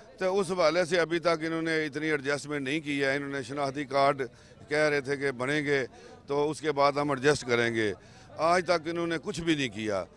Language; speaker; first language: Urdu; non-native, local second language; Pahari-Potwari